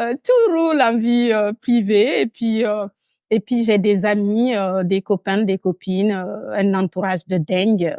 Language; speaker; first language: French; non-native, local second language; Fula